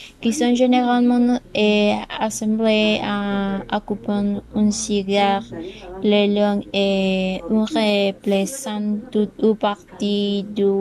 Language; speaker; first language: French; non-native, learner; Spanish